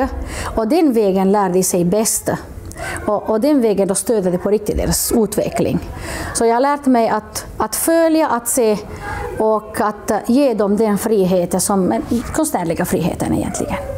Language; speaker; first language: Swedish; non-native, local second language; Finnish